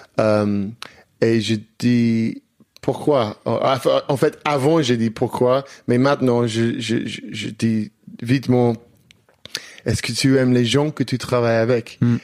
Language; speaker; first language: French; non-native, learner; English